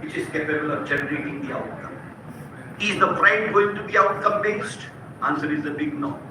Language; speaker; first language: English; non-native, local second language; Hindi